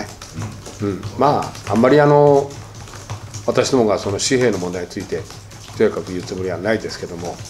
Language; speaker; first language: Japanese; native; Japanese